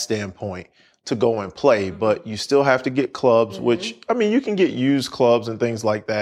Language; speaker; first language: English; native; English